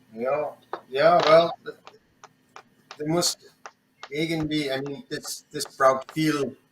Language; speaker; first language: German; non-native, learner; English